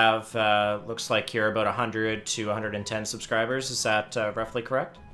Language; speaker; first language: English; native; English